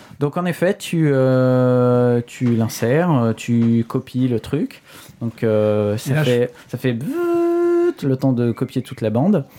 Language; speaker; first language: French; native; French